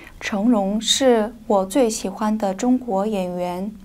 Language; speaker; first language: Chinese; non-native, learner; Korean